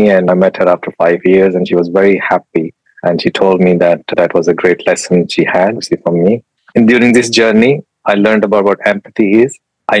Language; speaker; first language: English; non-native, local second language; Urdu